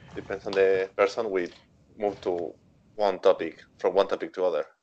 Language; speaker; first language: English; non-native, fluent; Spanish